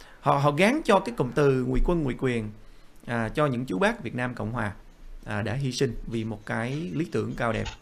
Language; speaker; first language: Vietnamese; early bilingual, other home language; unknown